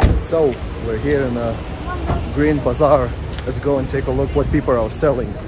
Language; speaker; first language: English; non-native, fluent; Lithuanian